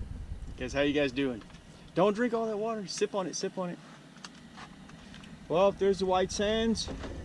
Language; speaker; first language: English; native; English